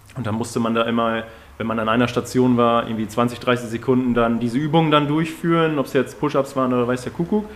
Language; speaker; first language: German; native; German